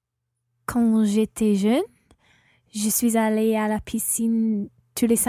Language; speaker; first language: French; non-native, learner; English